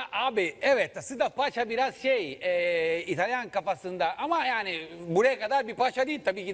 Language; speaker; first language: Turkish; non-native, fluent; Italian